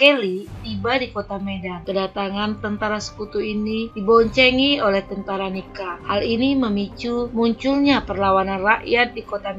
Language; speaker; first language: Indonesian; native; Indonesian